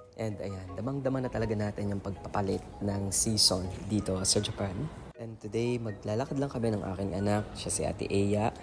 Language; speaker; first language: Filipino; non-native, local second language; Iloko